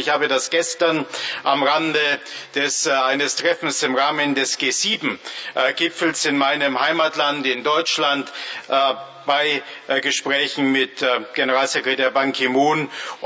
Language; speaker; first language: German; native; German